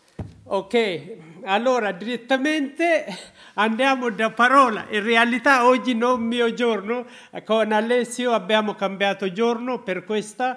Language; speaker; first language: Italian; non-native, learner; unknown